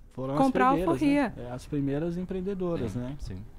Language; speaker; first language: Portuguese; native; Portuguese